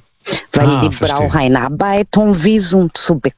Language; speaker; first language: German; non-native, learner; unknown